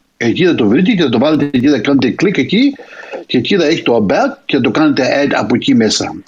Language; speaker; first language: Greek; early bilingual, heritage; Greek